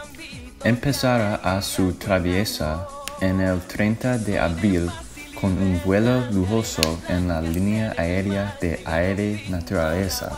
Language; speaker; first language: Spanish; non-native, learner; English